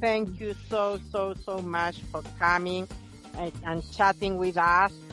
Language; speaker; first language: English; non-native, fluent; Spanish